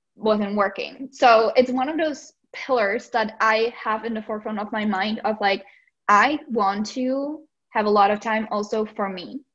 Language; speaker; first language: English; non-native, fluent; Czech